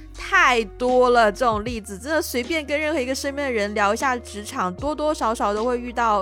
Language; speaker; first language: Chinese; native; Chinese